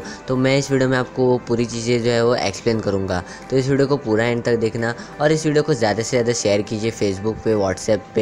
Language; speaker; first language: Hindi; native; Hindi